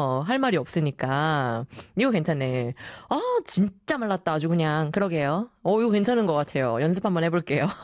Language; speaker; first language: Korean; early bilingual, heritage; Korean